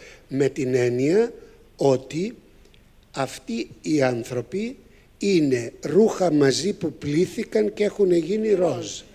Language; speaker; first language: Greek; native; Greek